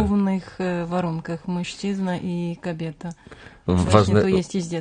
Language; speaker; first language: Polish; non-native, learner; Ukrainian